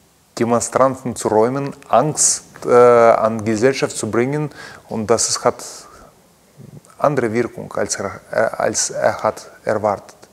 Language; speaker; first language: German; non-native, learner; Russian